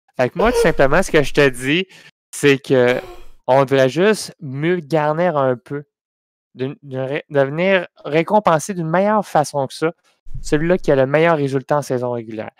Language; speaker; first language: French; native; French